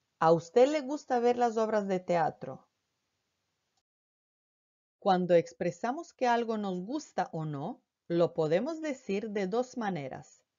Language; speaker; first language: Spanish; non-native, fluent; Croatian